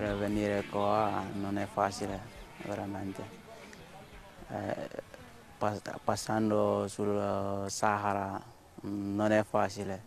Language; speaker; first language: Italian; non-native, learner; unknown